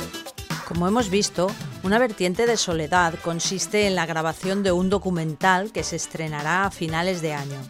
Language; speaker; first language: Spanish; native; Spanish